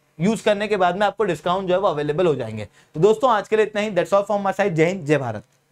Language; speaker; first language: Hindi; native; Hindi